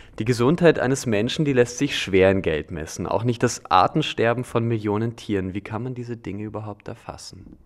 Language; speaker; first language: German; native; German